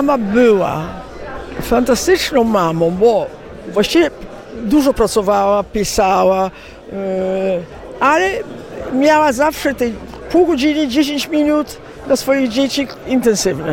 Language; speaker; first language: Polish; early bilingual, heritage; Italian